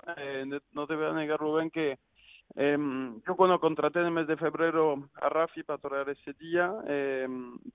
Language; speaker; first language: Spanish; non-native, fluent; French